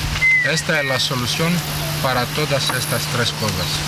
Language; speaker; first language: Spanish; non-native, fluent; Greek